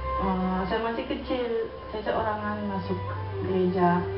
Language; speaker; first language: Indonesian; non-native, learner; German